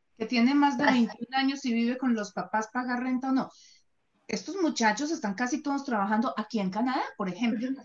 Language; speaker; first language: Spanish; native; Spanish